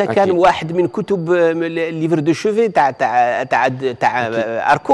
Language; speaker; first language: Arabic; native; Arabic